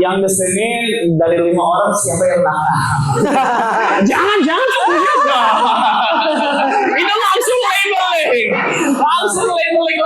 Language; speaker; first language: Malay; non-native, learner; English